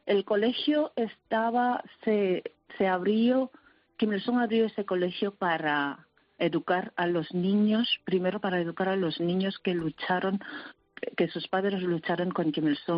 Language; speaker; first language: Spanish; early bilingual, heritage; Spanish